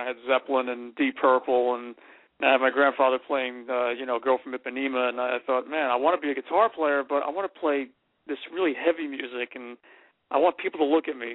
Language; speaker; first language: English; native; English